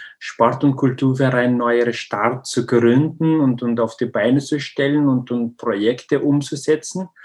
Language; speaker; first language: German; non-native, learner; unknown